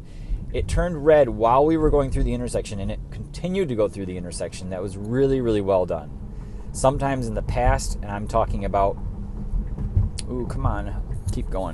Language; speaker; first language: English; native; English